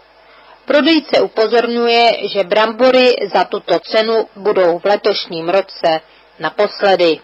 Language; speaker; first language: Czech; native; Czech